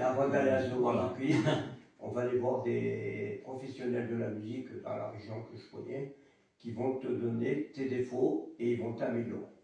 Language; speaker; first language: French; native; French